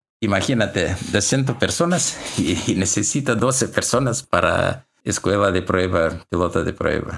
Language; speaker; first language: Spanish; non-native, learner; Russian